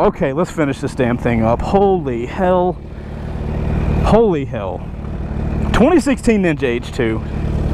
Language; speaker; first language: English; native; English